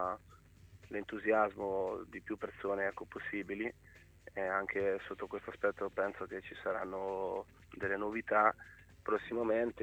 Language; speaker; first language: Italian; native; Italian